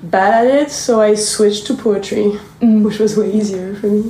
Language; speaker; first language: English; non-native, fluent; French